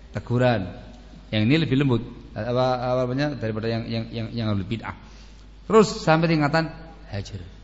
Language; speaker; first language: Indonesian; non-native, local second language; Javanese